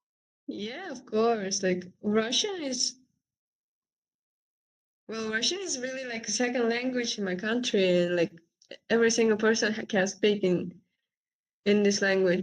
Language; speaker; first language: English; non-native, fluent; Uzbek